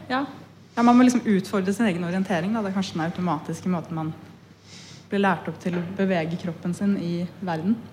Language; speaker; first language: Norwegian; early bilingual, other home language; Punjabi